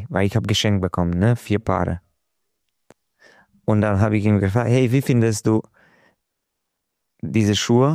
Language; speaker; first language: German; non-native, local second language; Hungarian